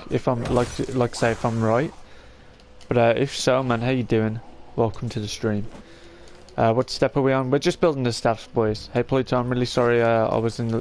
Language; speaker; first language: English; native; English